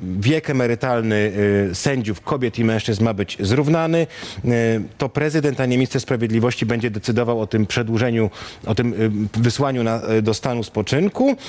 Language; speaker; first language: Polish; native; Polish